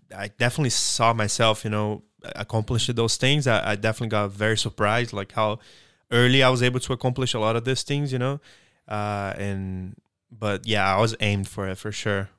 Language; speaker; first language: English; non-native, fluent; Portuguese